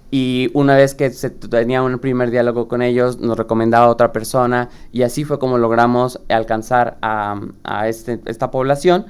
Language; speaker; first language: Spanish; native; Spanish